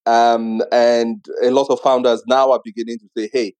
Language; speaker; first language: English; non-native, local second language; Igbo